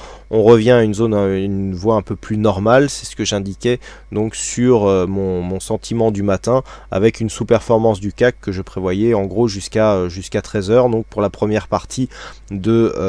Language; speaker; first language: French; native; French